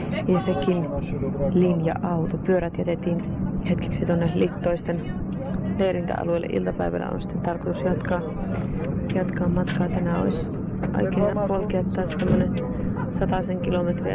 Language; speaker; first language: Finnish; native; Finnish